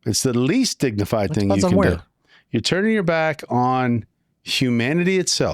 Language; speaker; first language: English; native; English